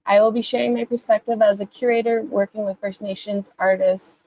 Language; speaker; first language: English; native; English